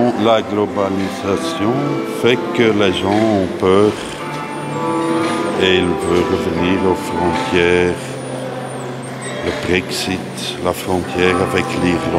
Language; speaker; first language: French; non-native, local second language; Dutch